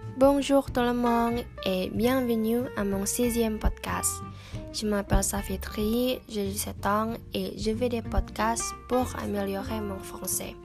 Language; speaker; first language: French; non-native, fluent; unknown